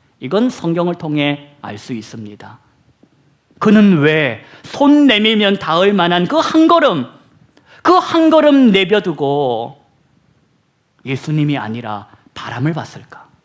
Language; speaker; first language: Korean; native; Korean